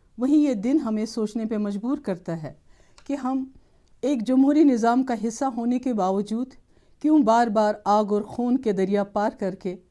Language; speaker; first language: Hindi; non-native, local second language; Kashmiri